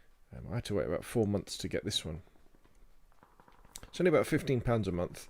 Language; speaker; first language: English; native; English